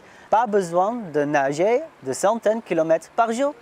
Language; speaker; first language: French; non-native, learner; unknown